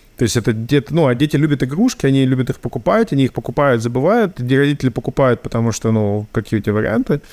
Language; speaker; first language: Russian; native; Russian